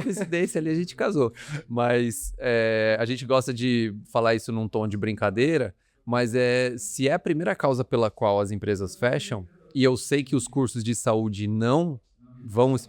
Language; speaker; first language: Portuguese; native; Portuguese